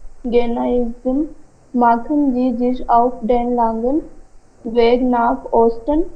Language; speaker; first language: German; non-native, learner; Hindi